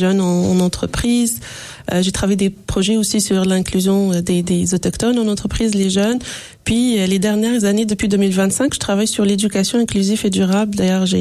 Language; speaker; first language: French; non-native, local second language; Arabic